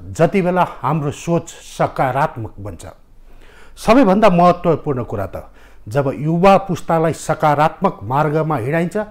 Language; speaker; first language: Nepali; native; Nepali